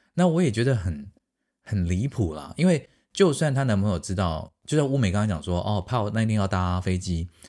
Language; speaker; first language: Chinese; native; Chinese